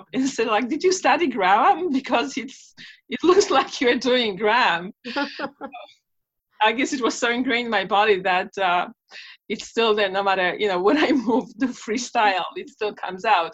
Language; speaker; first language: English; non-native, fluent; Polish